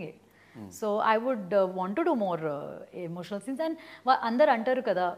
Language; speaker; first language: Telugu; early bilingual, heritage; Telugu